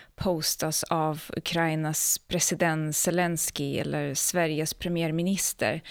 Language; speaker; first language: Swedish; non-native, fluent; Ukrainian